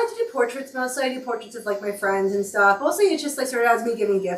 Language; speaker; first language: English; native; English